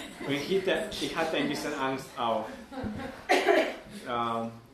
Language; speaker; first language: German; non-native, learner; Hungarian